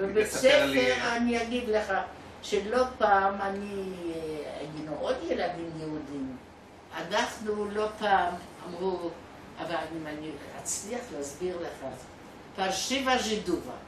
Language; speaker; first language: Hebrew; non-native, fluent; Polish